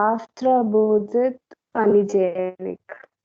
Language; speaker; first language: Russian; non-native, learner; Hindi